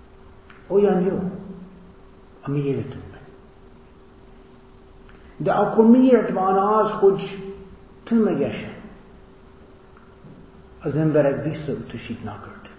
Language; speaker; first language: Hungarian; non-native, learner; English